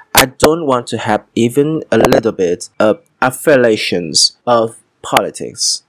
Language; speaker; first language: English; non-native, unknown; Vietnamese